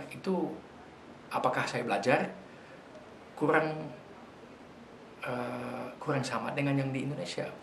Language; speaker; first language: Indonesian; non-native, fluent; Dutch